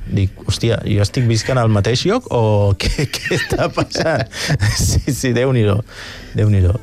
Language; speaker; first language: Catalan; non-native, fluent; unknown